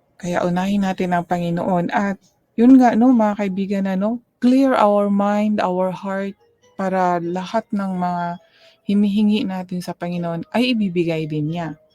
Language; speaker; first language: Filipino; non-native, local second language; Cebuano